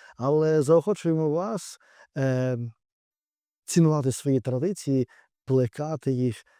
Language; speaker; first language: Ukrainian; native; Ukrainian